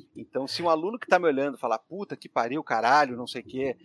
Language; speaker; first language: Portuguese; native; Portuguese